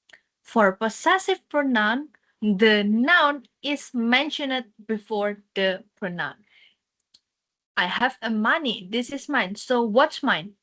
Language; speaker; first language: English; non-native, fluent; Indonesian